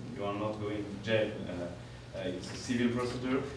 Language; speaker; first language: English; non-native, fluent; French